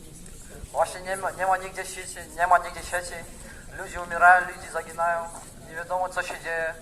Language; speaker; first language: Polish; non-native, fluent; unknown